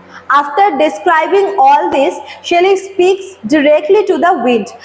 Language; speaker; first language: English; non-native, local second language; Bangla